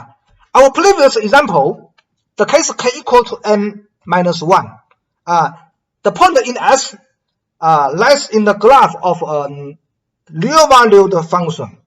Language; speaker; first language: English; non-native, fluent; Chinese